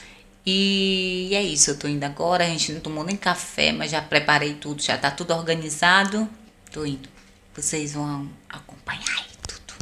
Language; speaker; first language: Portuguese; native; Portuguese